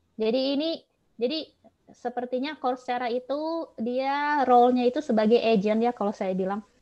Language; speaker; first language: Indonesian; native; Indonesian